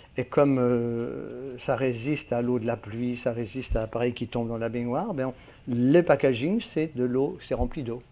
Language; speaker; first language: French; native; French